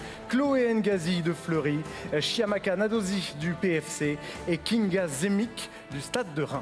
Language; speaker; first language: French; native; French